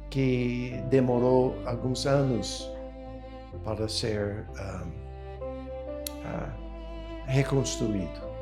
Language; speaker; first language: Portuguese; non-native, fluent; English